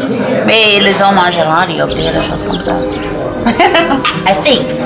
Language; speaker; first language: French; non-native, fluent; English